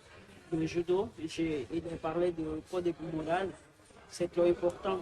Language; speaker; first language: French; non-native, learner; Portuguese